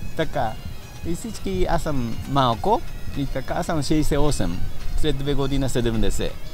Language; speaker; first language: Bulgarian; non-native, learner; Japanese